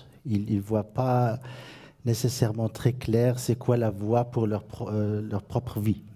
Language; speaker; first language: French; non-native, fluent; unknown